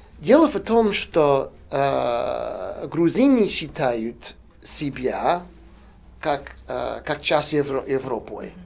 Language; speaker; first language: Russian; non-native, fluent; English